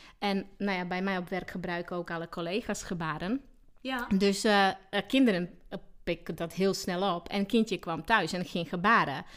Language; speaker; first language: Dutch; non-native, fluent; Slovak